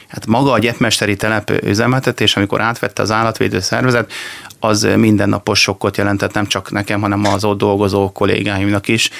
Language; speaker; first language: Hungarian; native; Hungarian